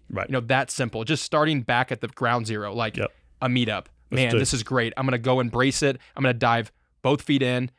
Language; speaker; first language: English; native; English